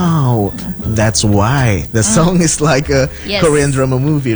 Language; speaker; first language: English; non-native, learner; Indonesian